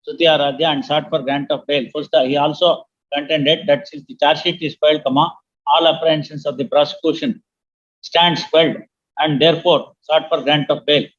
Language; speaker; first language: English; non-native, local second language; Kannada